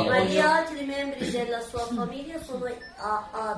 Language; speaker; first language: Italian; non-native, learner; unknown